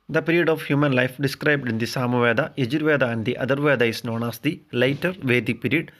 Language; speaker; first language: English; non-native, local second language; Malayalam